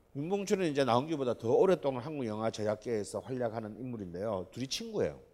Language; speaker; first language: Korean; native; Korean